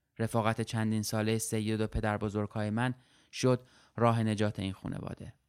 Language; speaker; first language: Persian; early bilingual, other home language; Arabic